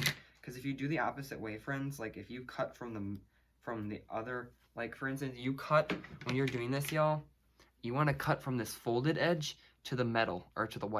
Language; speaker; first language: English; native; English